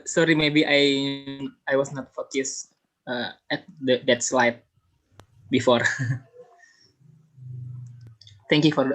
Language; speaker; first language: English; non-native, learner; Indonesian